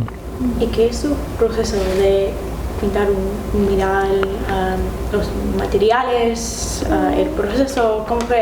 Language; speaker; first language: Spanish; non-native, learner; English